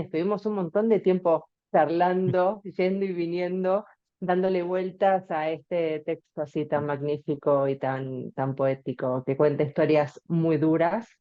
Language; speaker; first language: Spanish; native; Spanish